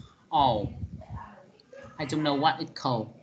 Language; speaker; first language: English; non-native, learner; Vietnamese